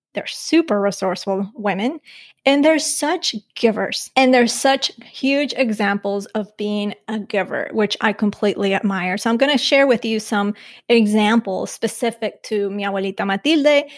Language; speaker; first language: English; early bilingual, other home language; Spanish